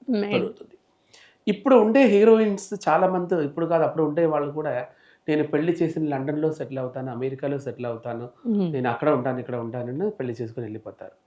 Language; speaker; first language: Telugu; non-native, local second language; Tamil